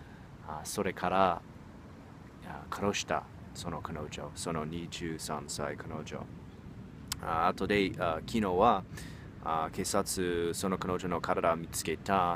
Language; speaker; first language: Japanese; non-native, learner; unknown